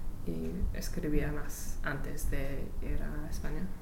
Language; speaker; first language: Spanish; non-native, learner; English